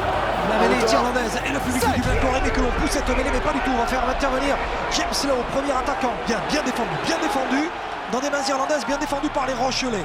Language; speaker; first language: French; native; French